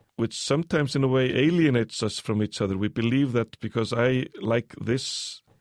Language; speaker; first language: English; early bilingual, other home language; Icelandic